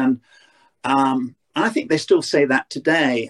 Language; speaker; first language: English; native; English